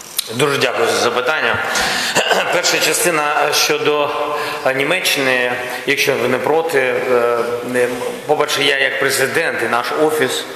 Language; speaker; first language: Ukrainian; non-native, local second language; Russian